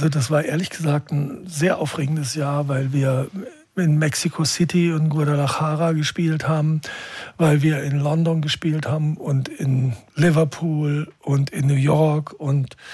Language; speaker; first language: German; native; German